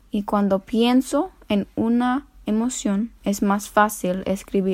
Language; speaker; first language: Spanish; non-native, fluent; English